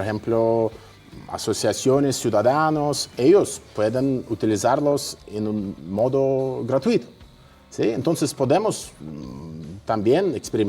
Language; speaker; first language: Spanish; non-native, fluent; Russian